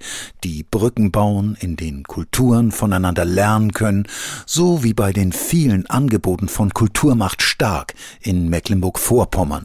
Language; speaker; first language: German; native; German